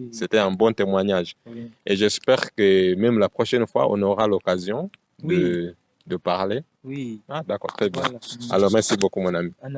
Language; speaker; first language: French; non-native, fluent; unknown